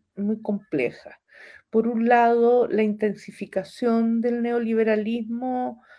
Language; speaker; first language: Spanish; native; Spanish